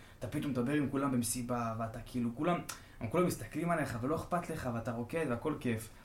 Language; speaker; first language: Hebrew; native; Hebrew